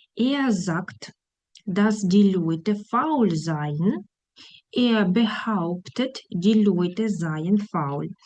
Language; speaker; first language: German; non-native, fluent; Ukrainian